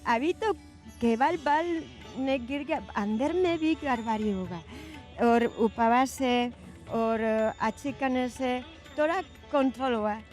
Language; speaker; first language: Hindi; non-native, learner; Spanish